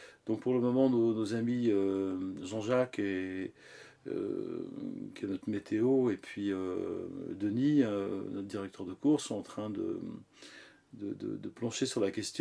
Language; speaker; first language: French; native; French